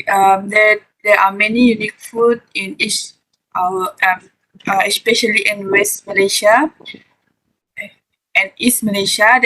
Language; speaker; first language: English; non-native, learner; Malay